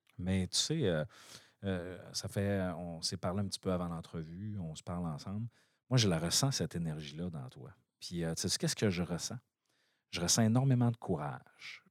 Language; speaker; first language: French; native; French